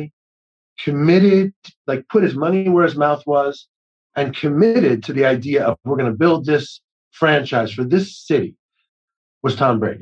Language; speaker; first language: English; native; English